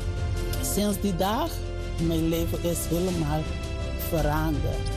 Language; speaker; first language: Dutch; non-native, learner; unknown